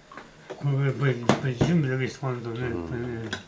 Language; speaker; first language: Japanese; native; Japanese